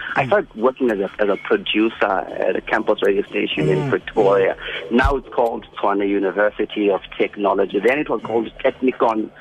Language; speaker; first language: English; non-native, local second language; Xhosa